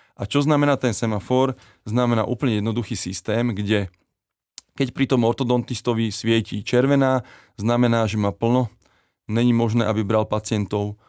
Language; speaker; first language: Slovak; native; Slovak